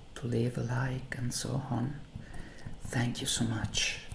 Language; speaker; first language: English; non-native, fluent; Italian